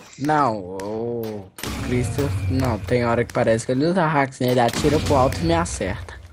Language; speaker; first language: Portuguese; native; Portuguese